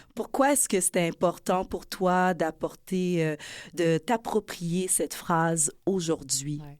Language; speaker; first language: French; native; French